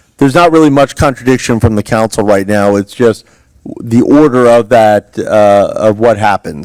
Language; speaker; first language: English; native; English